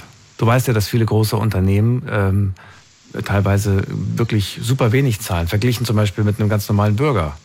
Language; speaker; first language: German; native; German